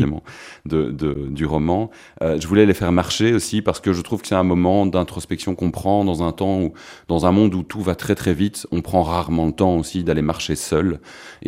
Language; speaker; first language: French; native; French